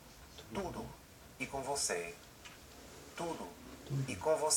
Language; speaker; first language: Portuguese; non-native, learner; English